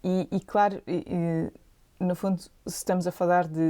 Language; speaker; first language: Portuguese; native; Portuguese